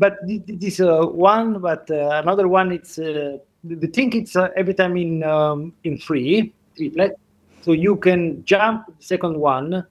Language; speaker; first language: English; non-native, learner; Italian